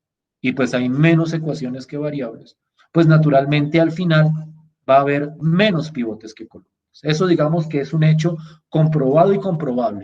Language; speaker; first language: Spanish; native; Spanish